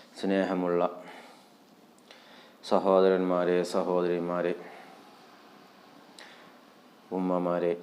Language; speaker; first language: Malayalam; native; Malayalam